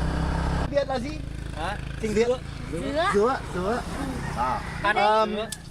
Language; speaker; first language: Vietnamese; non-native, learner; English